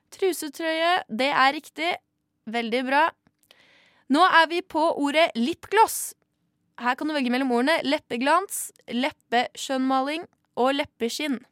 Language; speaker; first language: Norwegian; native; Norwegian